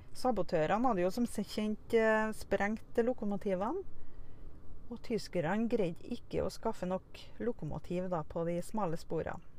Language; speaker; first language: Norwegian; native; Norwegian